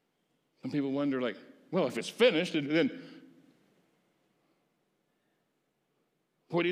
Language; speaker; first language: English; native; English